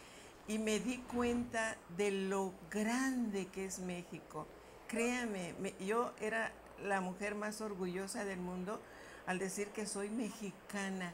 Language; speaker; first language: Spanish; native; Spanish